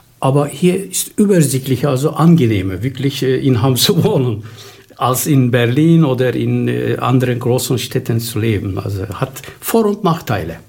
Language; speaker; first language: German; non-native, fluent; Turkish